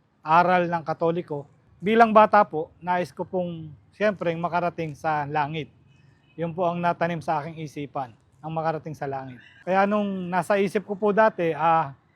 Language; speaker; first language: Filipino; native; Filipino